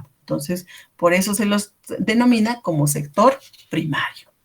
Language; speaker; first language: Spanish; native; Spanish